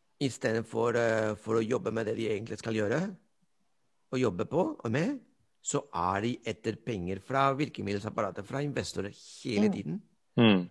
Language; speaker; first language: Norwegian; non-native, fluent; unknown